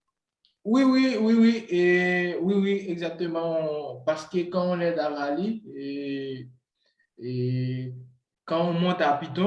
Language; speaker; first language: French; non-native, local second language; Haitian Creole